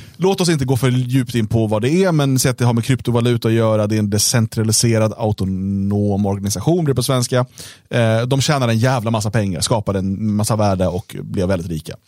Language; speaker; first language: Swedish; native; Swedish